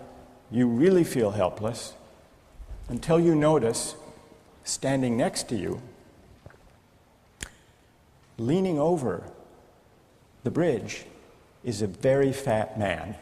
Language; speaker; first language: English; native; English